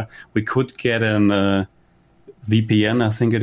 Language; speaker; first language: English; non-native, fluent; German